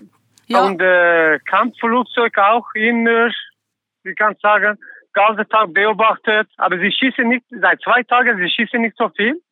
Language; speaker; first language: German; non-native, learner; Kurdish